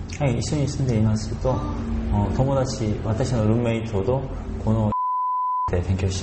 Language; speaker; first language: Japanese; non-native, learner; Korean